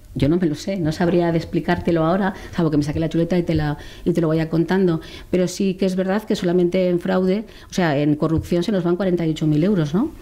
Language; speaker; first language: Spanish; native; Spanish